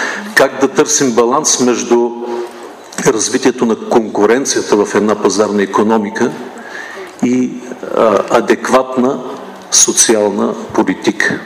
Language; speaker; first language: Bulgarian; native; Bulgarian